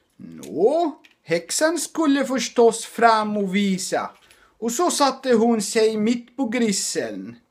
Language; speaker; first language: Swedish; non-native, fluent; Arabic